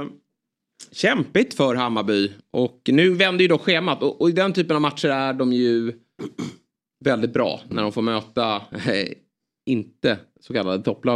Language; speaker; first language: Swedish; native; Swedish